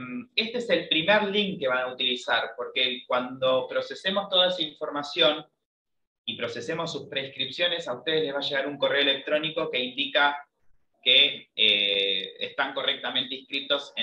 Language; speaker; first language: Spanish; native; Spanish